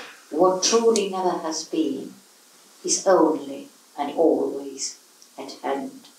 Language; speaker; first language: English; non-native, fluent; Estonian